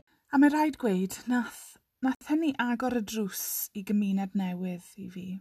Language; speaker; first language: Welsh; non-native, local second language; English